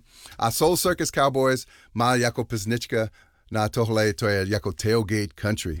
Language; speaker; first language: Czech; non-native, learner; English